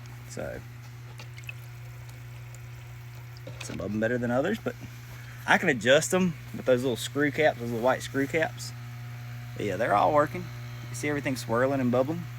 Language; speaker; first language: English; native; English